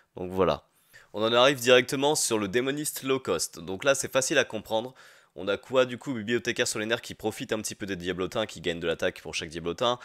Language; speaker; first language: French; native; French